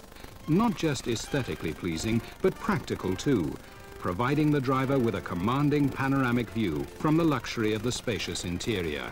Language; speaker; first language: English; native; English